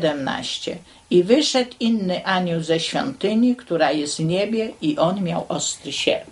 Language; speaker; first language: Polish; native; Polish